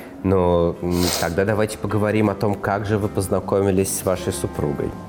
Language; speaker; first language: Russian; native; Russian